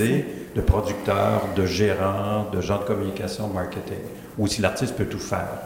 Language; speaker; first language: French; native; French